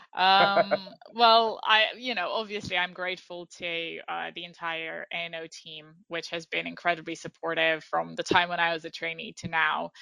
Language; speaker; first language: English; non-native, fluent; Romanian